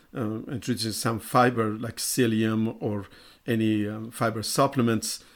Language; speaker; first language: English; non-native, fluent; Persian